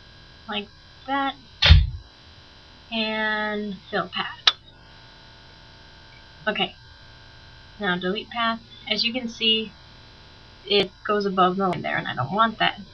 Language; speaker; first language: English; native; English